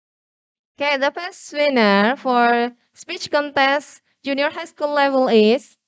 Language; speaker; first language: English; non-native, learner; Indonesian